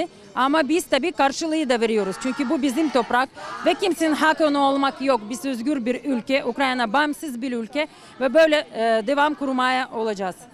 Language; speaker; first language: Turkish; non-native, learner; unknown